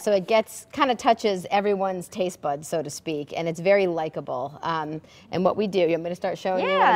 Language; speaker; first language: English; native; English